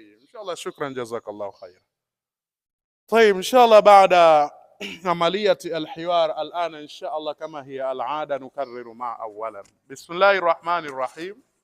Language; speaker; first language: Arabic; non-native, fluent; Swahili